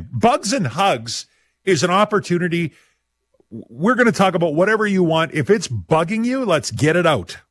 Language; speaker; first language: English; native; English